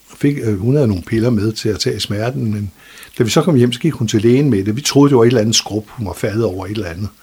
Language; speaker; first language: Danish; native; Danish